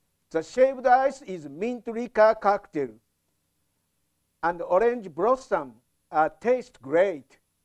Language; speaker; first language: English; non-native, fluent; Japanese